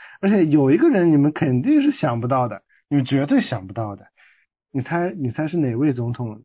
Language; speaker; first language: Chinese; native; Chinese